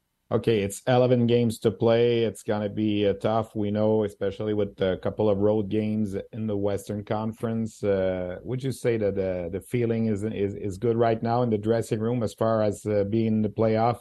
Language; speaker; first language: English; non-native, fluent; French